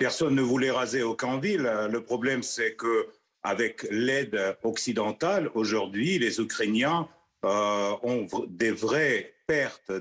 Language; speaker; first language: French; non-native, fluent; Russian